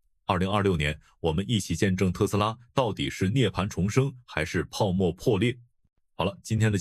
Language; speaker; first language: Chinese; native; Chinese